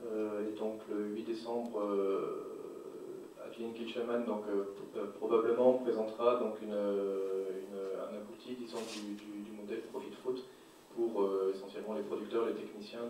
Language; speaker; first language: French; native; French